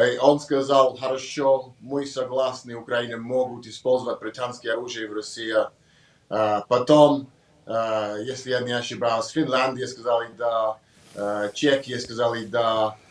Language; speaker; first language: Russian; non-native, learner; English